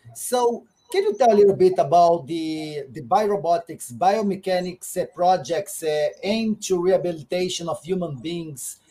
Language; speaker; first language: English; non-native, fluent; Portuguese